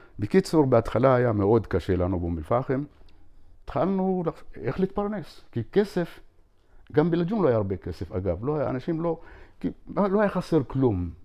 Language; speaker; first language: Hebrew; non-native, local second language; Arabic